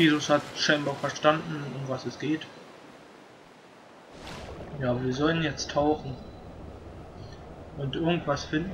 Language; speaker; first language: German; native; German